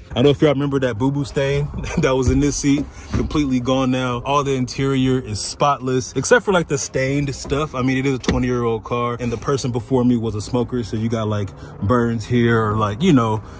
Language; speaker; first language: English; native; English